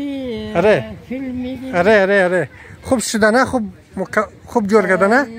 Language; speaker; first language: Persian; native; Persian